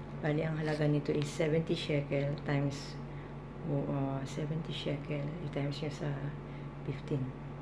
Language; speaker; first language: Filipino; native; Filipino